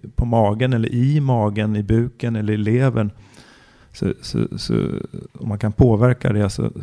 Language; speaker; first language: Swedish; native; Swedish